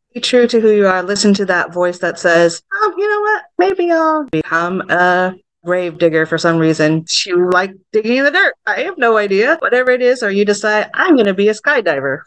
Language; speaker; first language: English; early bilingual, other home language; Vietnamese